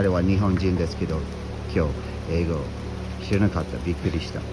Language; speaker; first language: Japanese; non-native, fluent; English